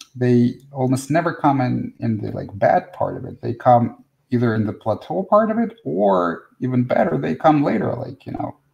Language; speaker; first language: English; non-native, fluent; Russian